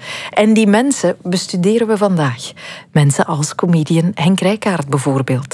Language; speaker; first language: Dutch; native; Dutch